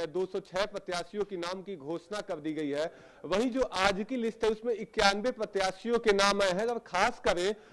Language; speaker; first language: Hindi; native; Hindi